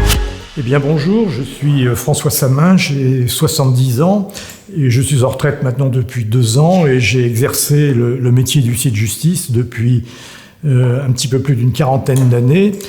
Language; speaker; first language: French; native; French